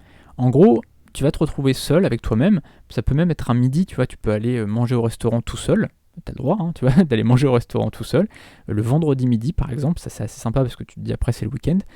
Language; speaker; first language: French; native; French